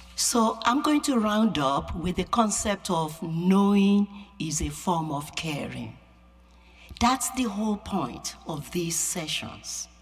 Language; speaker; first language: English; non-native, local second language; Yoruba